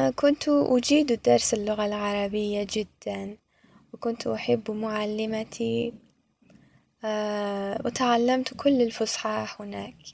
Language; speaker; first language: Arabic; non-native, fluent; Persian